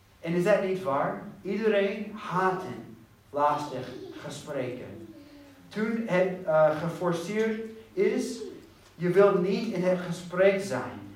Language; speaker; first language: Dutch; non-native, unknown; English